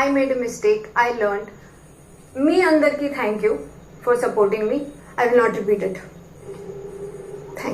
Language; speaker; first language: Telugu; non-native, learner; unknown